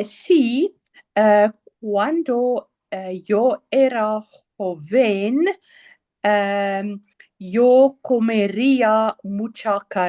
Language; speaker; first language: Spanish; non-native, learner; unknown